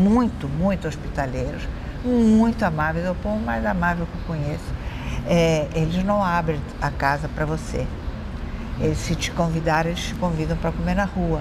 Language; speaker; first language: Portuguese; early bilingual, other home language; Italian